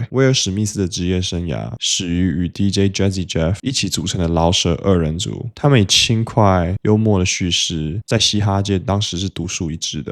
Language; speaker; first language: Chinese; native; Chinese